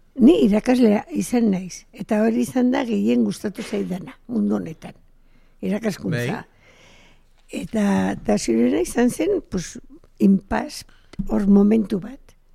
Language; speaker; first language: Basque; non-native, local second language; Spanish